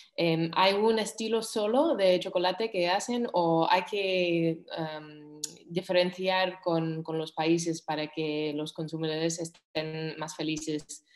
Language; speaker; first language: Spanish; non-native, fluent; English